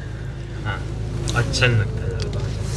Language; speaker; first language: Hindi; early bilingual, other home language; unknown